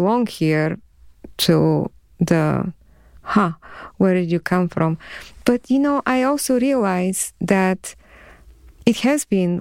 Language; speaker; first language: English; non-native, fluent; Bulgarian